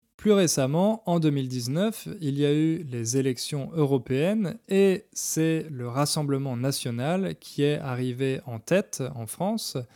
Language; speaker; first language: French; native; French